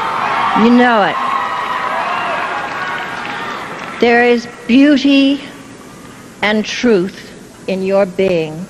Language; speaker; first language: English; native; English